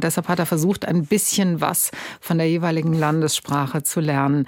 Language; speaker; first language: German; native; German